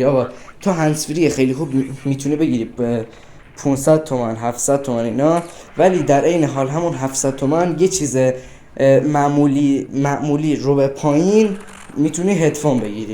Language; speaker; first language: Persian; native; Persian